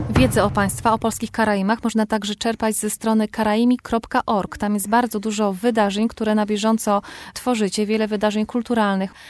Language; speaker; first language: Polish; native; Polish